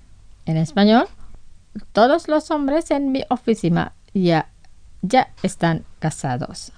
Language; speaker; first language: Spanish; non-native, fluent; Indonesian